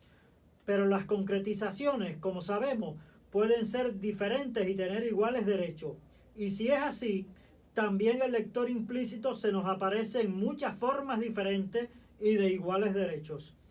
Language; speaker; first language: Spanish; native; Spanish